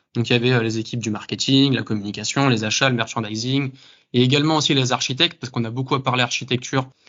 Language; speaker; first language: French; native; French